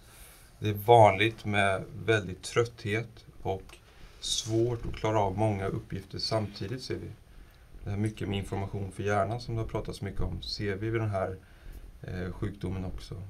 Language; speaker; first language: Swedish; non-native, fluent; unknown